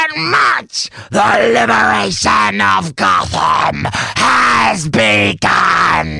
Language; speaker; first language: English; native; English